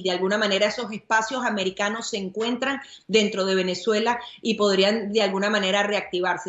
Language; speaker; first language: Spanish; native; Spanish